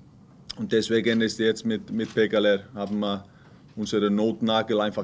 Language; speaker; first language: German; non-native, fluent; Icelandic